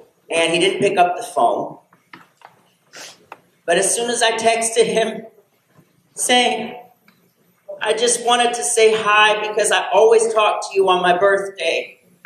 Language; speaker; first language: English; native; English